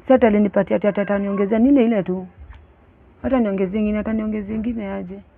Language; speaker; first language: Swahili; native; Swahili